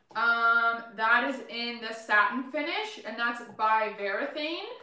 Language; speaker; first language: English; native; English